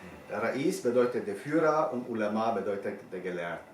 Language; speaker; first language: German; non-native, fluent; Bosnian